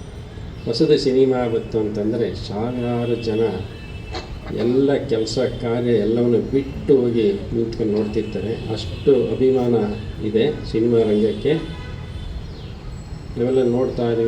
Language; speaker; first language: Kannada; native; Kannada